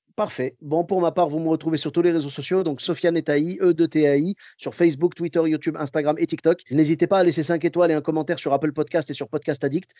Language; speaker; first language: French; early bilingual, other home language; Arabic